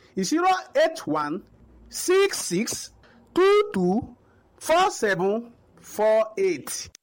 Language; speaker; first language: Nigerian Pidgin; non-native, local second language; Yoruba